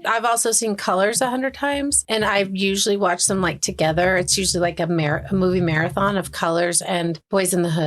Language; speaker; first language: English; native; English